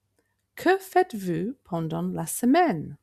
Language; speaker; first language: French; non-native, fluent; English